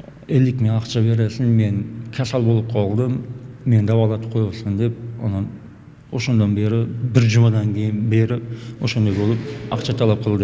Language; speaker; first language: Kyrgyz; non-native, local second language; Uzbek